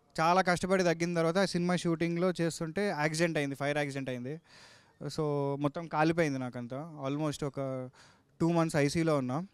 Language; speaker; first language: Telugu; native; Telugu